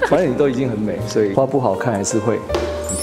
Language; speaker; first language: Chinese; non-native, fluent; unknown